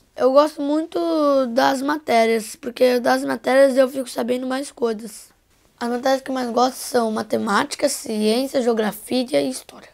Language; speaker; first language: Portuguese; early bilingual, heritage; Portuguese